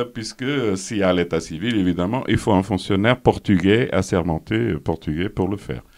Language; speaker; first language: French; non-native, fluent; Portuguese